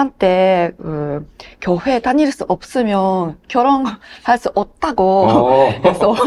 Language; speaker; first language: Korean; non-native, learner; Japanese